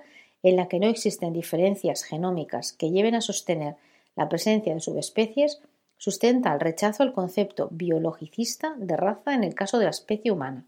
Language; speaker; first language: Spanish; native; Spanish